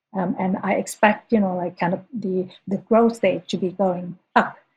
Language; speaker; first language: English; non-native, fluent; Thai